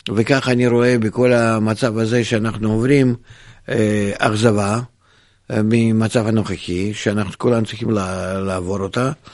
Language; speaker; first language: Hebrew; non-native, fluent; Russian